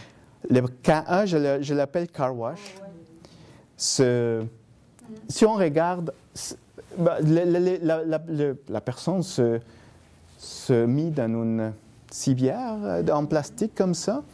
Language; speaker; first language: French; non-native, fluent; Spanish